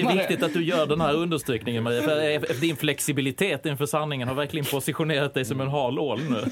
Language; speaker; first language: Swedish; native; Swedish